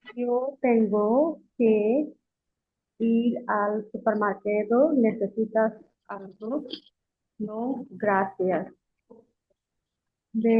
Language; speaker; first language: Spanish; non-native, learner; Bangla